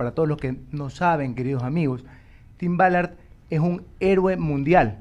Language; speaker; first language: Spanish; native; Spanish